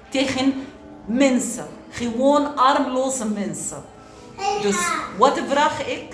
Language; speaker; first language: Dutch; non-native, learner; Arabic